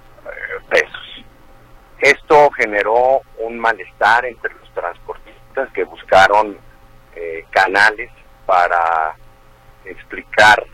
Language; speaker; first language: Spanish; native; Spanish